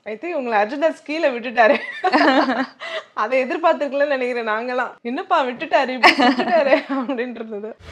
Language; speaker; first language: Tamil; native; Tamil